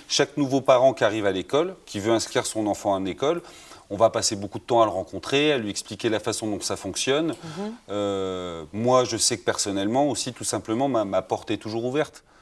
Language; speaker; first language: French; native; French